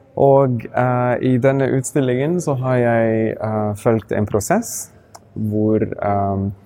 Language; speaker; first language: Norwegian; non-native, fluent; Arabic